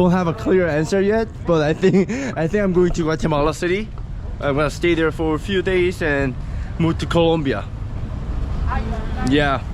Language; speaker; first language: English; non-native, fluent; Korean